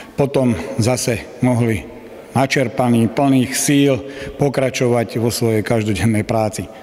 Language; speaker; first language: Slovak; native; Slovak